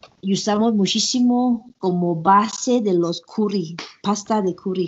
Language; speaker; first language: Spanish; non-native, learner; Thai